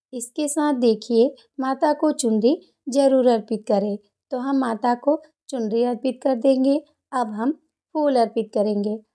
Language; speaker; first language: Hindi; native; Hindi